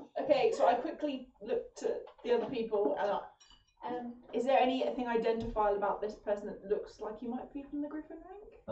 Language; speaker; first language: English; native; English